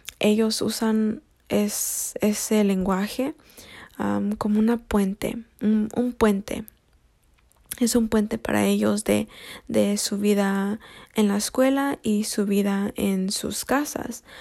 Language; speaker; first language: Spanish; early bilingual, heritage; Spanish